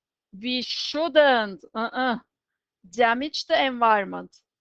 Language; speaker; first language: English; non-native, fluent; Turkish